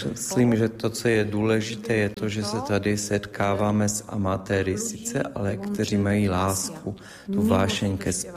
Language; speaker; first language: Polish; non-native, learner; Czech